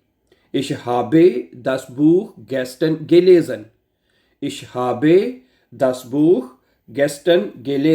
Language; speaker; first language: German; non-native, fluent; Urdu